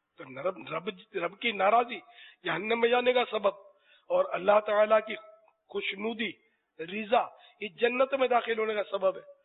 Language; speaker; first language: Urdu; native; Urdu